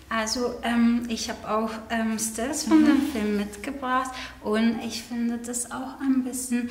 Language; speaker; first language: German; non-native, fluent; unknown